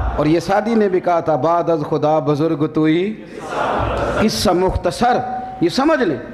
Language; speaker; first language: Urdu; non-native, local second language; Punjabi